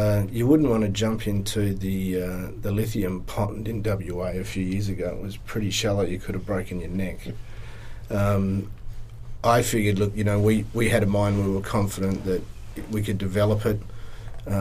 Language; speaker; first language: English; native; English